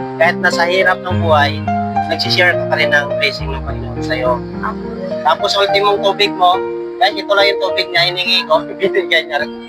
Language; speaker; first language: Filipino; native; Filipino